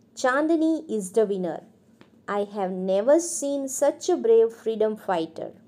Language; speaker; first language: English; non-native, local second language; Gujarati